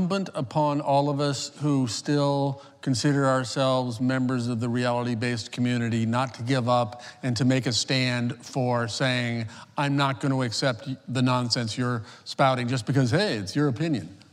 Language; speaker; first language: English; native; English